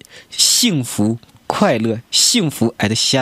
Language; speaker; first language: Russian; non-native, fluent; Chinese